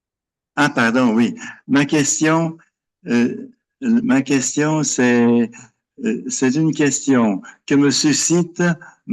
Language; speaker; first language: French; non-native, fluent; Portuguese